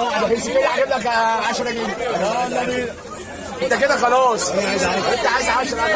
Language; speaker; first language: Arabic; native; Arabic